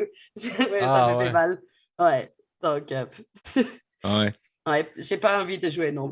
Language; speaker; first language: French; non-native, fluent; English